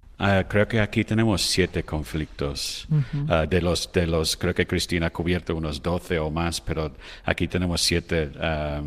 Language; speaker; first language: Spanish; non-native, fluent; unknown